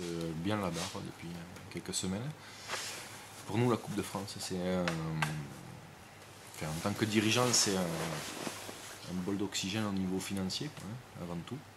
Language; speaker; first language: French; native; French